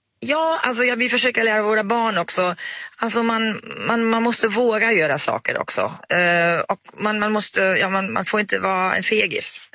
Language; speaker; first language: Swedish; non-native, fluent; German